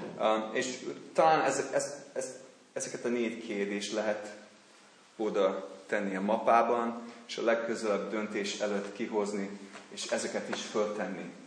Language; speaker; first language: Hungarian; non-native, fluent; English